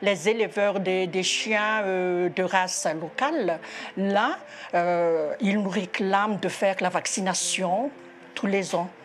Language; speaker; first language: French; non-native, local second language; Malagasy